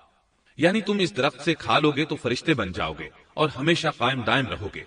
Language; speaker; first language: Urdu; native; Urdu